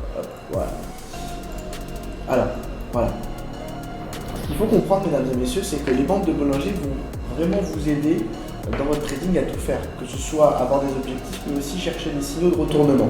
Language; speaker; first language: French; native; French